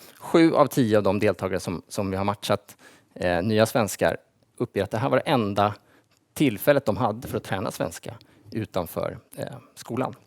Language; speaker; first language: Swedish; native; Swedish